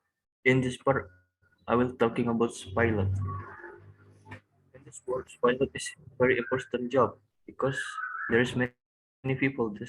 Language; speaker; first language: English; non-native, learner; Indonesian